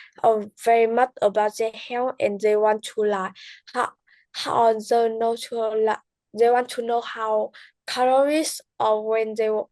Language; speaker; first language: English; non-native, learner; Vietnamese